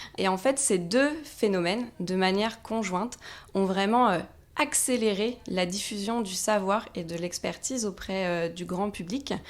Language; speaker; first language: French; native; French